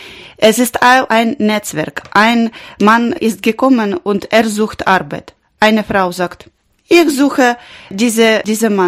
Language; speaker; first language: German; non-native, learner; Ukrainian